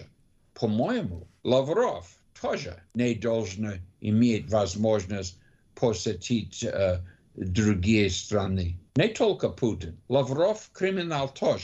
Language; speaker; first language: Russian; non-native, learner; English